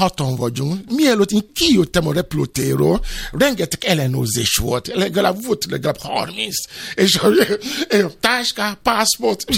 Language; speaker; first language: Hungarian; non-native, learner; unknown